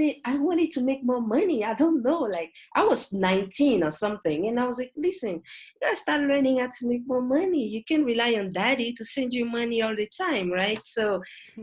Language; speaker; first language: English; non-native, fluent; French